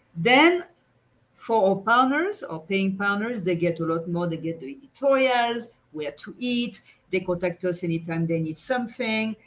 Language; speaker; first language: English; non-native, fluent; French